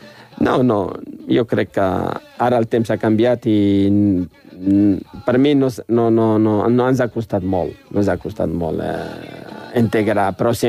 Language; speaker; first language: Catalan; non-native, fluent; Riffian